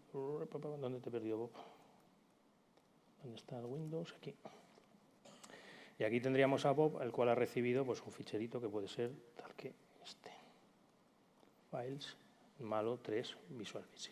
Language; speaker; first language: Spanish; native; Spanish